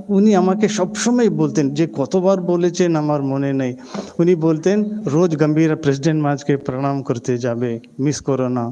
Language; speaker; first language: Bangla; non-native, local second language; Hindi